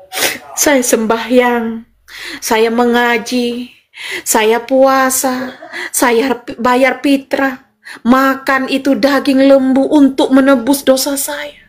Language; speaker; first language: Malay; non-native, local second language; Madurese